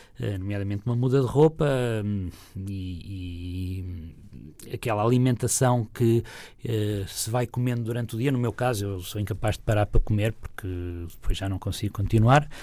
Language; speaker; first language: Portuguese; native; Portuguese